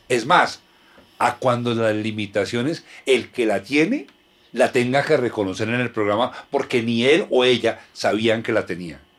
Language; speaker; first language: Spanish; native; Spanish